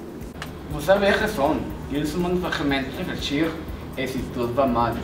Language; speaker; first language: French; non-native, learner; Spanish